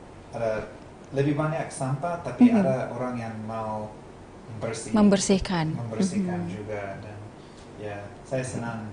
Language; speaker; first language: Indonesian; non-native, fluent; English